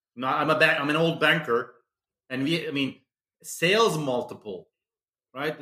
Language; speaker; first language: English; non-native, fluent; Turkish